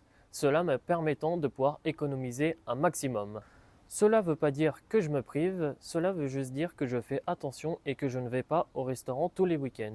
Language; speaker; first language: French; native; French